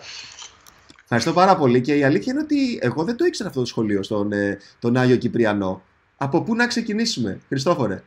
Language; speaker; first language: Greek; native; Greek